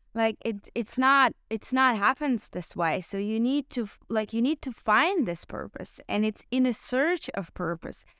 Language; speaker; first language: English; non-native, fluent; Ukrainian